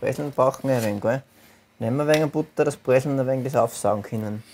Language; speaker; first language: German; native; German